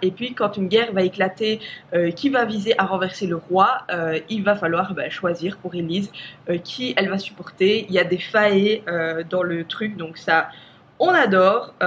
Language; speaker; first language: French; native; French